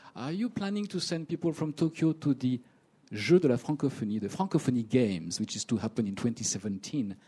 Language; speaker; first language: English; non-native, fluent; French